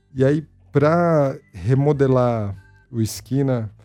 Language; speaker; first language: Portuguese; native; Portuguese